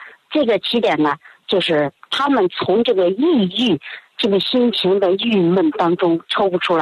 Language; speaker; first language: Chinese; native; Chinese